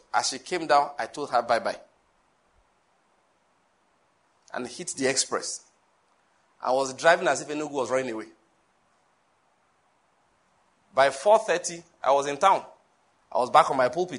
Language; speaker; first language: English; non-native, local second language; Yoruba